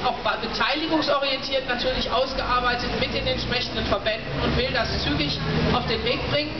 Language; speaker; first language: German; native; German